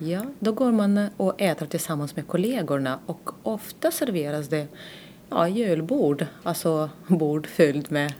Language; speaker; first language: Swedish; non-native, fluent; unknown